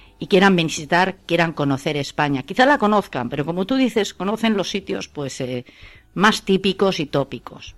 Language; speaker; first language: Spanish; native; Spanish